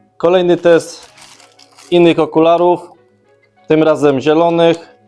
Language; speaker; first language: Polish; native; Polish